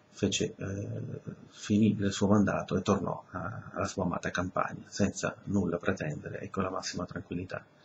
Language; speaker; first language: Italian; early bilingual, other home language; Spanish